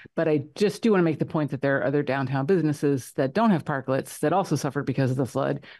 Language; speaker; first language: English; native; English